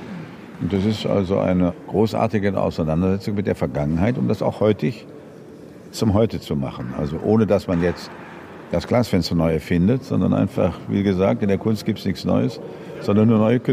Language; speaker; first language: German; native; German